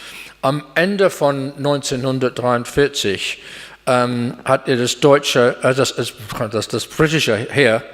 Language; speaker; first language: German; non-native, fluent; English